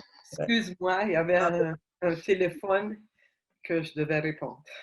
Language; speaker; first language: French; non-native, fluent; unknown